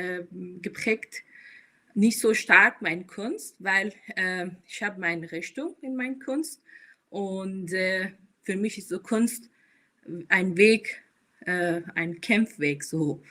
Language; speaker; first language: German; non-native, fluent; Persian